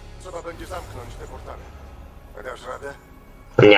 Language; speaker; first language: Polish; native; Polish